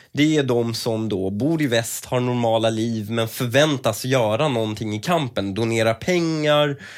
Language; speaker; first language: Swedish; early bilingual, other home language; Persian